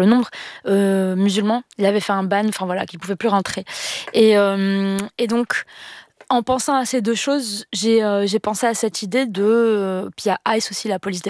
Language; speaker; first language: French; non-native, local second language; Arabic